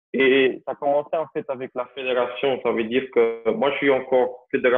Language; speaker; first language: French; non-native, local second language; Dutch